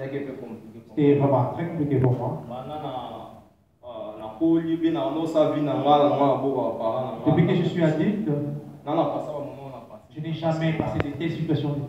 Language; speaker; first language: French; non-native, local second language; Lingala